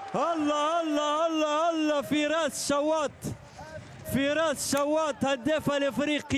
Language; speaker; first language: Arabic; native; Arabic